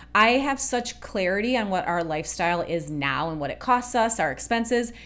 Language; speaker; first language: English; native; English